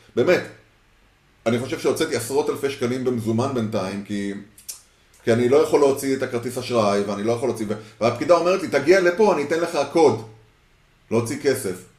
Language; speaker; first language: Hebrew; early bilingual, heritage; Hebrew